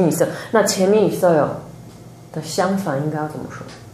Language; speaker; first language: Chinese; native; Chinese